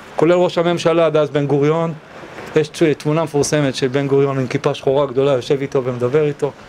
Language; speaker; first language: Hebrew; early bilingual, other home language; English